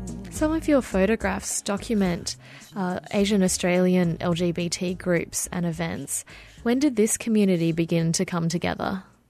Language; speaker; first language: English; early bilingual, other home language; Chinese